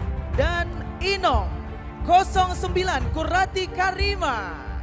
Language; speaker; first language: Indonesian; native; Indonesian